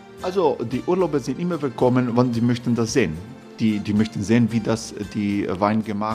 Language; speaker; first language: German; non-native, learner; Croatian